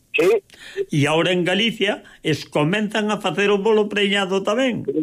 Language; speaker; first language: Galician; native; Galician